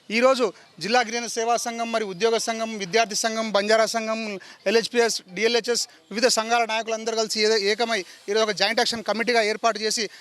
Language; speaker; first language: Telugu; non-native, local second language; Lambadi